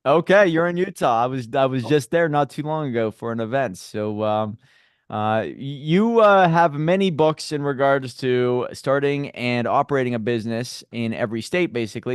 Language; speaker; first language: English; native; English